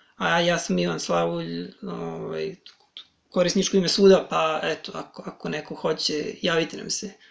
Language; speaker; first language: Serbian; native; Serbian